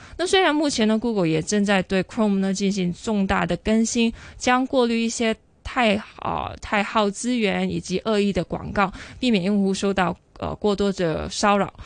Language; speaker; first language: Chinese; non-native, local second language; Cantonese